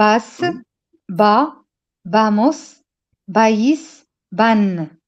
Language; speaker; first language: Spanish; non-native, learner; Arabic